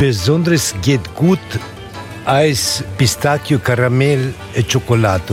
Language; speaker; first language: German; non-native, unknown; Italian